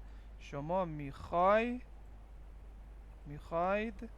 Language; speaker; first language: Persian; non-native, fluent; Urdu